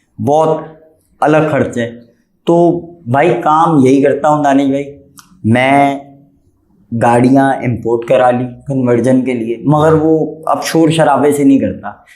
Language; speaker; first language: Urdu; native; Urdu